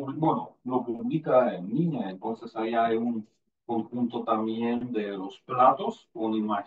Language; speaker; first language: Spanish; non-native, fluent; Russian